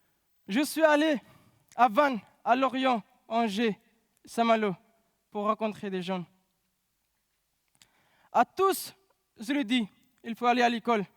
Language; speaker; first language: French; non-native, learner; Pashto